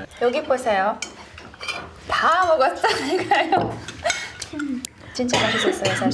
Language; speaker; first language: Korean; non-native, learner; Hungarian